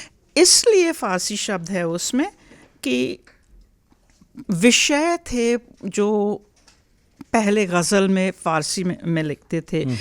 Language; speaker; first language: Hindi; early bilingual, heritage; Hindi